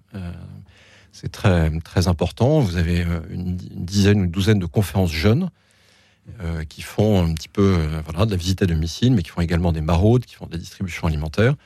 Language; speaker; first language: French; native; French